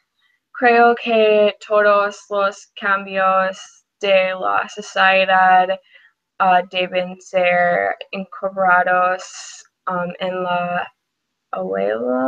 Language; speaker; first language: Spanish; non-native, learner; English